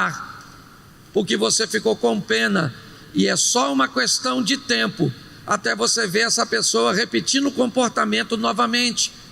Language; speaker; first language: Portuguese; native; Portuguese